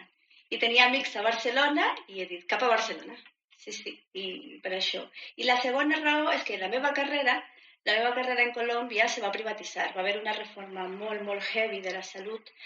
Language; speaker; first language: Catalan; non-native, fluent; Spanish